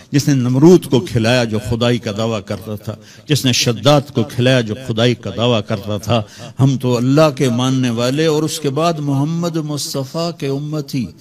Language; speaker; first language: Urdu; non-native, local second language; Punjabi